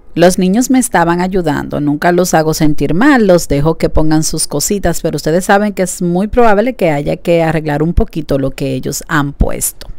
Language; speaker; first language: Spanish; native; Spanish